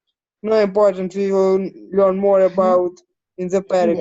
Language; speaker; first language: English; non-native, learner; Ukrainian